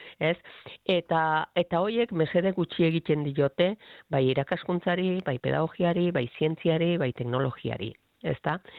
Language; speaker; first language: Basque; native; Basque